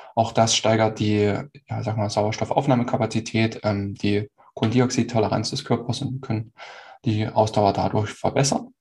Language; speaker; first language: German; native; German